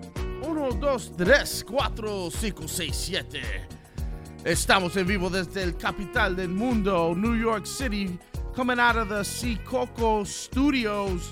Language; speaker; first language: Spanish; early bilingual, heritage; Spanish